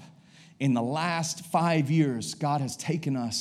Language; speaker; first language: English; native; English